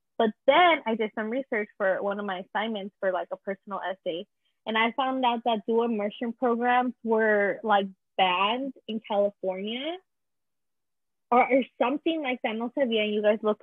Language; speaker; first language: English; early bilingual, other home language; Spanish